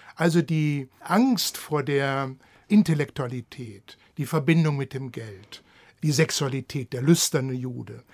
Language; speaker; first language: German; native; German